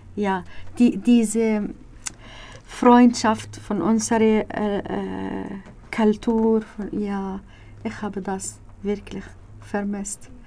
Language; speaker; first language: German; non-native, learner; Arabic